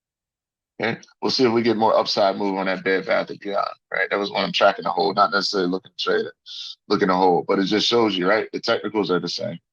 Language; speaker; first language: English; native; English